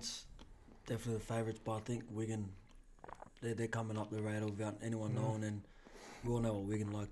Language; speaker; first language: English; native; English